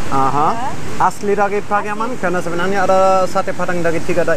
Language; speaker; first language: Indonesian; non-native, fluent; German